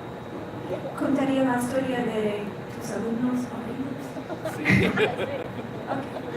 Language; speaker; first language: Spanish; non-native, fluent; English